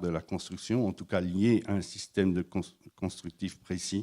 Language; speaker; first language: French; native; French